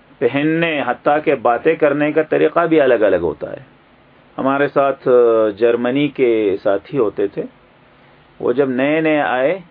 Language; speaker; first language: Urdu; native; Urdu